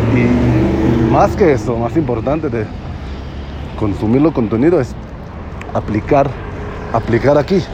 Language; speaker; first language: Spanish; non-native, fluent; Hebrew